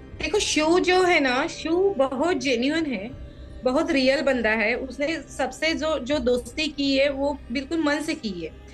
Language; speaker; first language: Hindi; non-native, local second language; Marathi